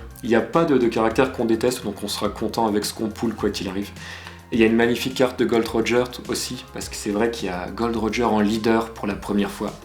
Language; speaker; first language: French; native; French